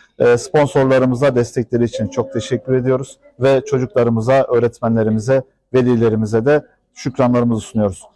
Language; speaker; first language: Turkish; native; Turkish